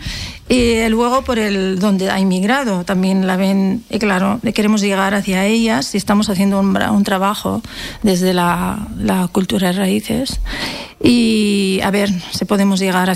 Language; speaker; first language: Spanish; native; Spanish